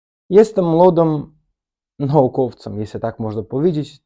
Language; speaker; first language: Polish; non-native, learner; Azerbaijani